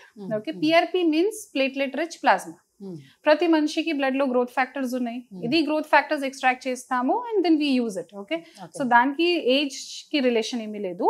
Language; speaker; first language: Telugu; non-native, fluent; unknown